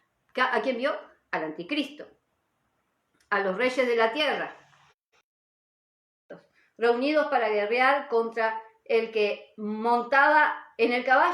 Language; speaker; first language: Spanish; native; Spanish